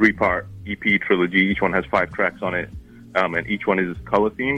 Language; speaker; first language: English; non-native, local second language; Arabic